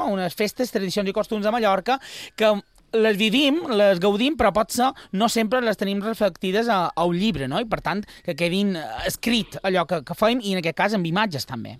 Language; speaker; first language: Catalan; native; Catalan